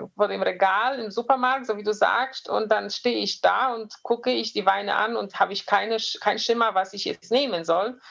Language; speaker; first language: German; non-native, fluent; Polish